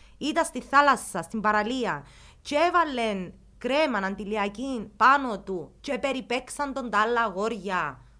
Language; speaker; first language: Greek; early bilingual, heritage; Greek